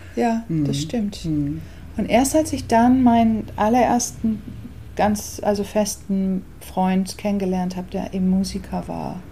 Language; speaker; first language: German; early bilingual, other home language; English